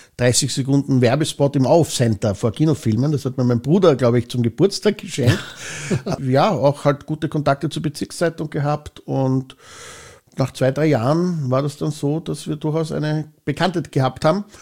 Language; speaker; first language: German; native; German